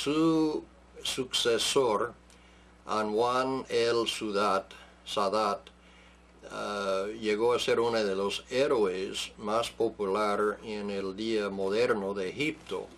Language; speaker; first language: Spanish; non-native, fluent; English